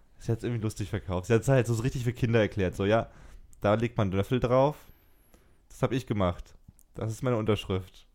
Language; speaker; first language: German; native; German